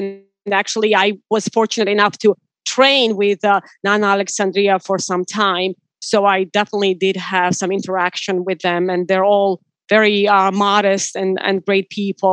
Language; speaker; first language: English; non-native, fluent; Georgian